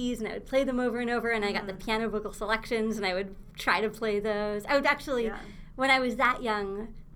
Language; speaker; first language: English; native; English